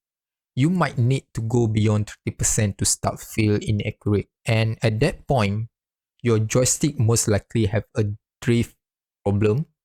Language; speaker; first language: English; non-native, fluent; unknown